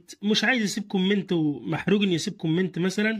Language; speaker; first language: Arabic; native; Arabic